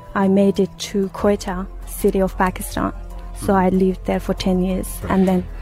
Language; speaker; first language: English; non-native, fluent; Persian